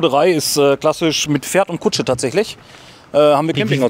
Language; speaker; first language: German; native; German